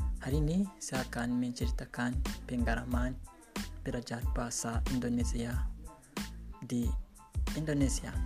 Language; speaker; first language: Indonesian; non-native, learner; Kinyarwanda